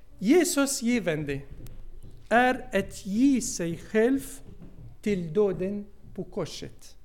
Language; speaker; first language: Swedish; non-native, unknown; Arabic